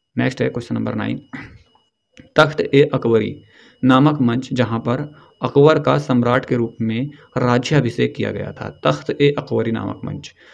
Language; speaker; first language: Hindi; native; Hindi